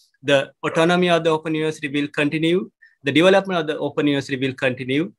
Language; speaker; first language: English; non-native, local second language; Sinhala